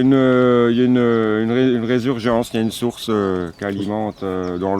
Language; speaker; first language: French; native; French